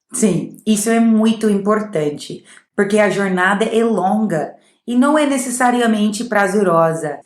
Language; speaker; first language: Portuguese; non-native, fluent; English